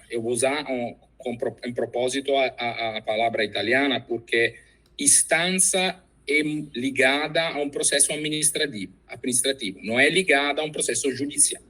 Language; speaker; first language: Portuguese; non-native, fluent; Italian